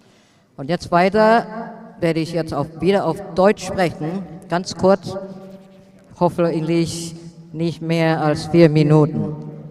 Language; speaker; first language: German; non-native, fluent; Indonesian